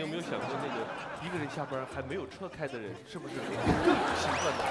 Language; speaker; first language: Chinese; native; Chinese